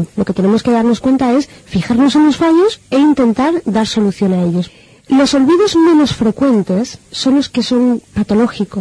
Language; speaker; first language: Spanish; native; Spanish